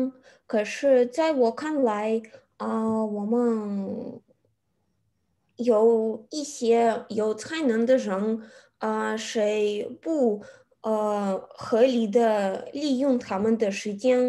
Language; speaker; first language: Chinese; non-native, learner; Russian